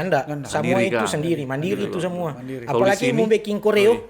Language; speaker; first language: Indonesian; non-native, local second language; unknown